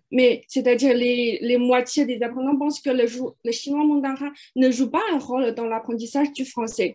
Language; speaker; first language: French; non-native, fluent; Chinese